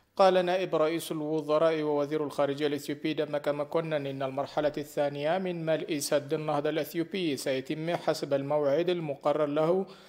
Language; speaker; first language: Arabic; non-native, fluent; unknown